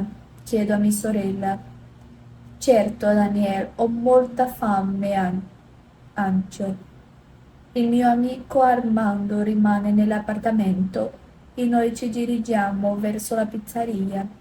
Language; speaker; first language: Italian; non-native, learner; Portuguese